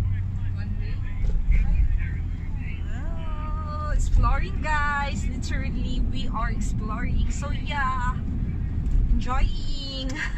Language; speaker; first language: English; non-native, local second language; Filipino